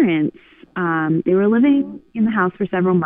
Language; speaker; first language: English; native; English